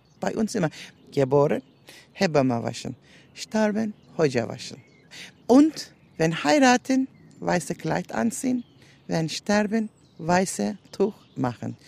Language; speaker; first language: German; non-native, learner; Turkish